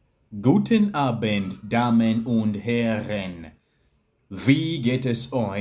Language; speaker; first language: German; non-native, learner; English